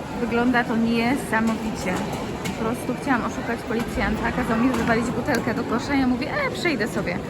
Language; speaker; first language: Polish; early bilingual, heritage; Polish